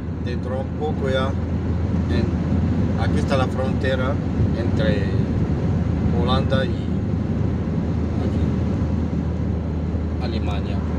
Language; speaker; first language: Spanish; non-native, fluent; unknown